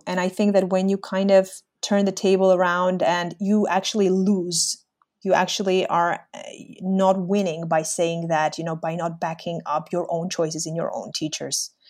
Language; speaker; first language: English; native; English